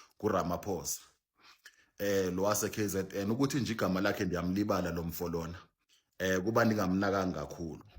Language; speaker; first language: Zulu; non-native, local second language; Xhosa